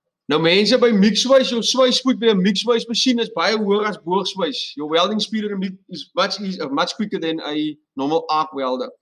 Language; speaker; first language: English; non-native, local second language; Afrikaans